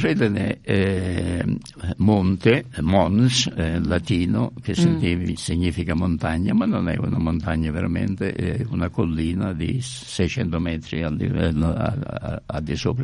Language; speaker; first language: Italian; native; Italian